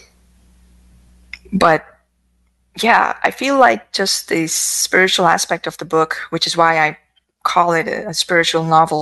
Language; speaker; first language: English; non-native, local second language; Urdu